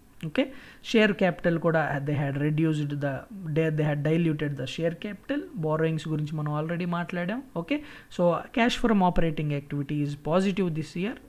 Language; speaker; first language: English; non-native, local second language; Telugu